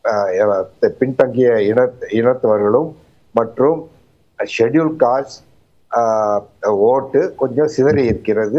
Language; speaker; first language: Tamil; native; Tamil